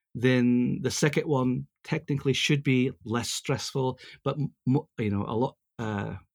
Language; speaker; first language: English; native; English